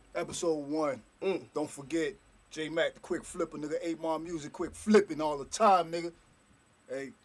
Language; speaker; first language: English; native; English